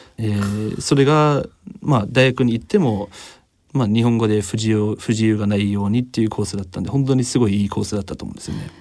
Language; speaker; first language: Japanese; non-native, fluent; English